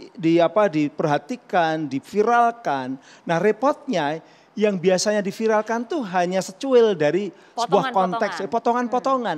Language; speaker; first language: Indonesian; native; Indonesian